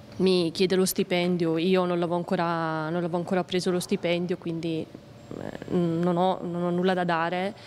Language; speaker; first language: Italian; early bilingual, other home language; Punjabi